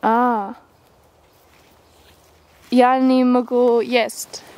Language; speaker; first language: Russian; non-native, learner; English